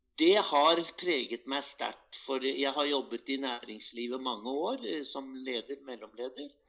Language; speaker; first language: Norwegian; native; Norwegian